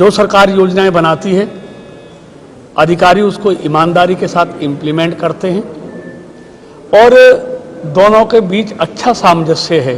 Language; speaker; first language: Hindi; native; Hindi